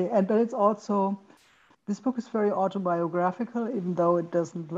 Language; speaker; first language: English; non-native, fluent; German